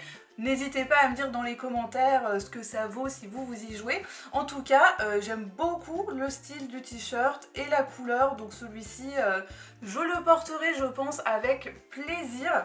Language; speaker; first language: French; native; French